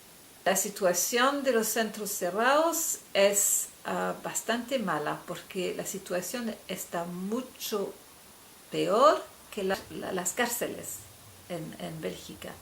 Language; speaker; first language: Spanish; non-native, fluent; French